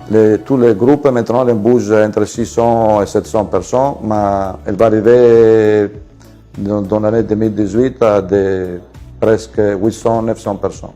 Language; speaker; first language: French; non-native, fluent; Italian